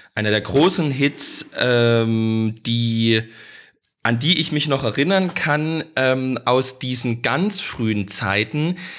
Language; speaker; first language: German; native; German